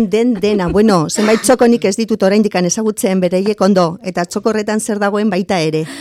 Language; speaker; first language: Basque; non-native, local second language; Spanish